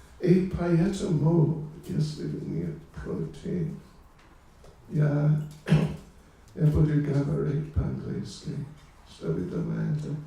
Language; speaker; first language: Russian; non-native, learner; English